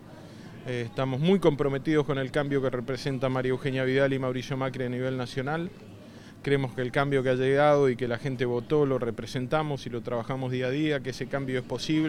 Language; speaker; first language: Spanish; native; Spanish